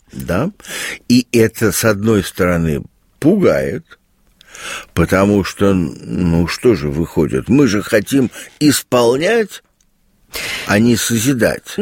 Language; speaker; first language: Russian; native; Russian